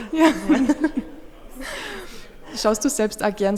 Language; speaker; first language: German; native; German